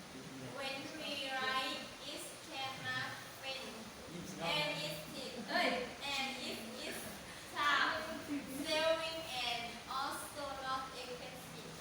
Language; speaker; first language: English; non-native, learner; Vietnamese